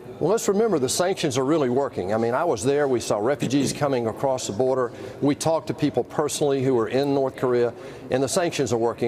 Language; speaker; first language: English; native; English